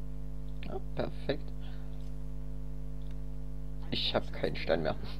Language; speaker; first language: German; native; German